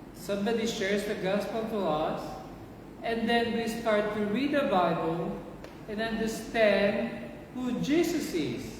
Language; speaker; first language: English; non-native, local second language; Filipino